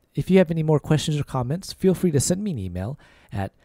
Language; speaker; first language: English; native; English